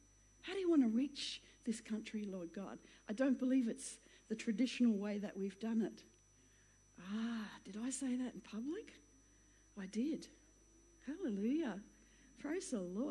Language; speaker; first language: English; native; English